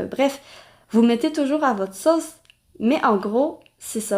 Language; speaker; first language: French; native; French